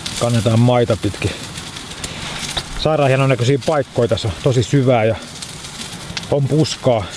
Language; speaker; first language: Finnish; native; Finnish